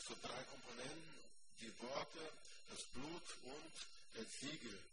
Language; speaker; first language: German; non-native, fluent; Portuguese